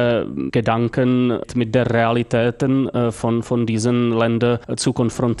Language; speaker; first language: German; non-native, fluent; Czech